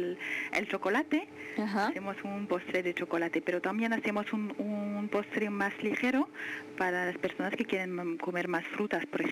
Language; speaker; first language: Spanish; non-native, fluent; French